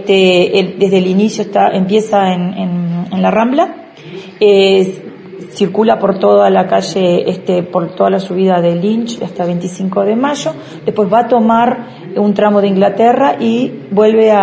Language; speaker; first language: Spanish; native; Spanish